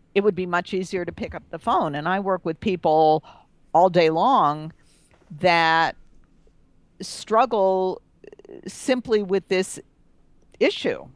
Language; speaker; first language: English; native; English